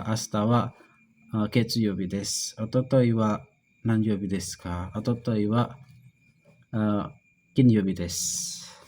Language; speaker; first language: Japanese; non-native, learner; Indonesian